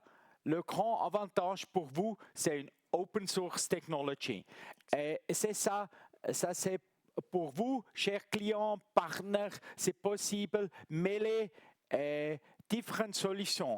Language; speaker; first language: French; non-native, local second language; German